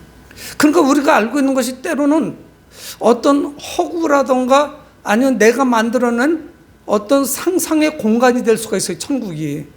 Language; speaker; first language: Korean; native; Korean